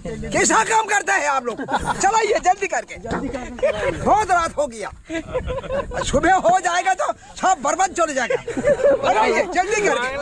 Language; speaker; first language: Hindi; non-native, local second language; Bangla